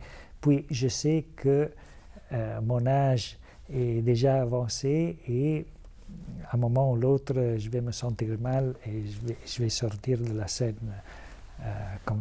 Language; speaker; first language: French; non-native, fluent; Italian